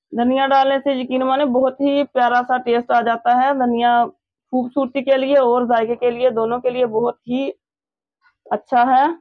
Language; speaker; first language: Urdu; native; Urdu